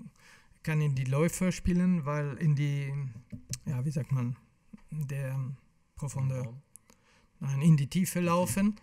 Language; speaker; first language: German; non-native, fluent; French